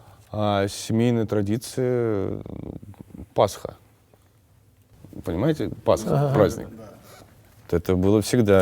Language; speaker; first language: Russian; native; Russian